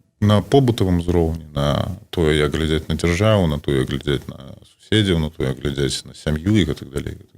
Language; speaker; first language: Belarusian; non-native, local second language; Russian